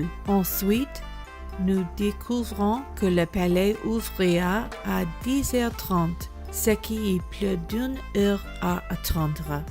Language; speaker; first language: French; non-native, learner; English